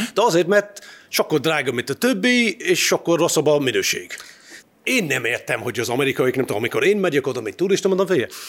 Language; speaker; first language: Hungarian; non-native, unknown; English